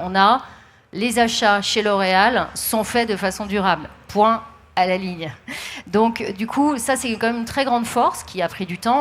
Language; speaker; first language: French; native; French